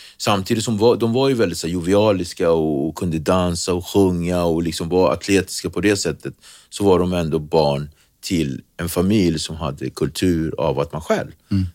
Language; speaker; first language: Swedish; early bilingual, other home language; Kabuverdianu